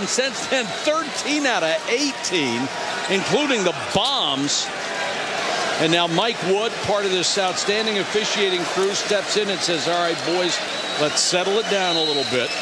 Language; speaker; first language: English; native; English